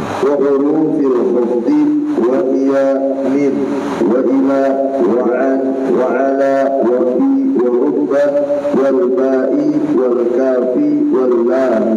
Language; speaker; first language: Arabic; non-native, learner; Indonesian